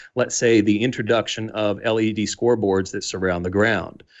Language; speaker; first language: English; native; English